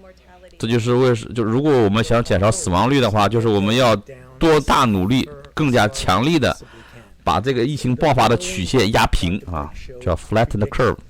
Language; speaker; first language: Chinese; native; Chinese